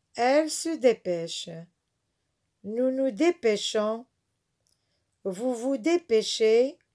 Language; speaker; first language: French; non-native, local second language; Arabic